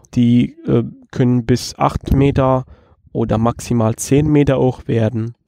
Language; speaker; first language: German; non-native, fluent; Italian